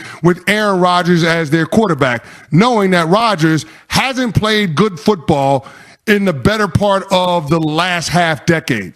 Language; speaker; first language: English; native; English